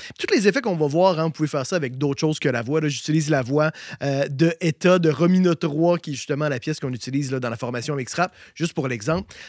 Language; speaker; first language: French; native; French